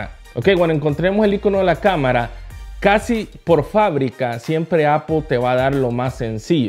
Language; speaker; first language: Spanish; native; Spanish